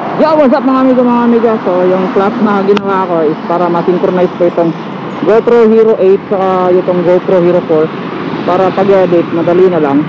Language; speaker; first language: Filipino; non-native, local second language; Cebuano